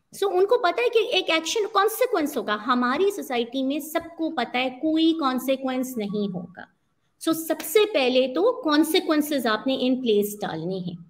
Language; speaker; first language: Urdu; native; Urdu